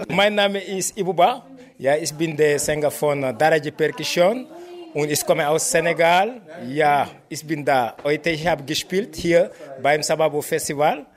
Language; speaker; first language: German; non-native, learner; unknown